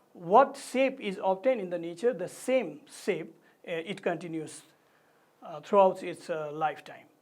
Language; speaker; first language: English; non-native, local second language; Nepali